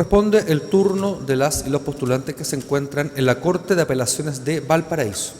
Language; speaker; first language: Spanish; native; Spanish